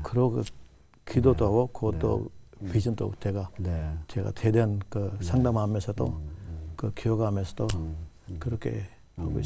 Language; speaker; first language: Korean; non-native, learner; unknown